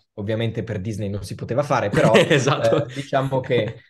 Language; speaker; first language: Italian; native; Italian